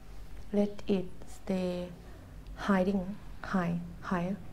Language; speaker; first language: English; non-native, learner; Thai